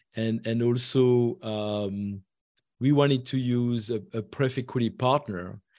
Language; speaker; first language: English; non-native, fluent; French